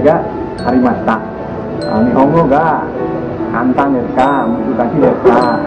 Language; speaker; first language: Japanese; non-native, learner; Indonesian